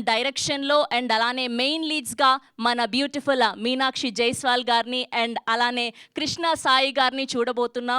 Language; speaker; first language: Telugu; native; Telugu